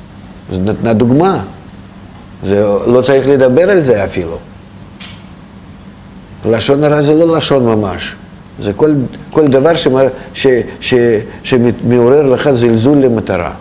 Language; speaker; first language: Hebrew; non-native, fluent; Russian